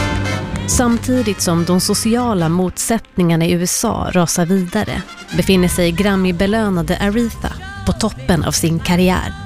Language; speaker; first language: Swedish; native; Swedish